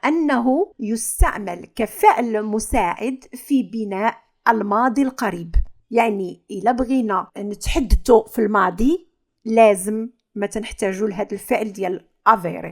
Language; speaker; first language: Arabic; native; Arabic